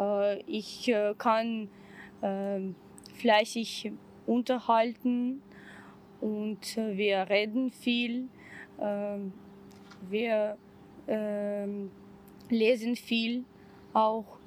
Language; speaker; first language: German; non-native, fluent; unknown